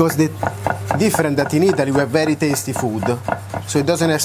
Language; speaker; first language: English; non-native, fluent; Italian